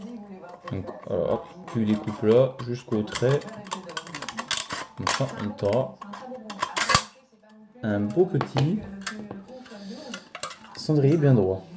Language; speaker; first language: French; native; French